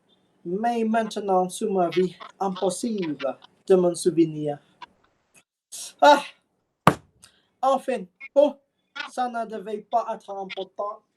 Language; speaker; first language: French; non-native, learner; English